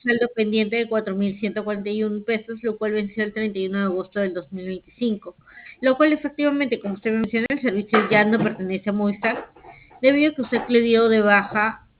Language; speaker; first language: Spanish; native; Spanish